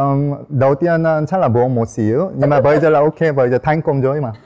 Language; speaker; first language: Vietnamese; non-native, learner; Korean